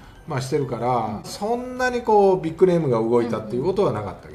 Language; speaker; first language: Japanese; native; Japanese